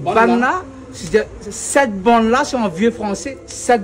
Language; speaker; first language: French; non-native, local second language; Réunion Creole French